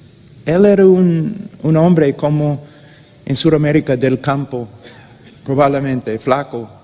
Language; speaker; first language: Spanish; non-native, fluent; English